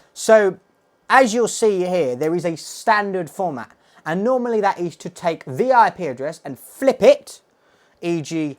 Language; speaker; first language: English; native; English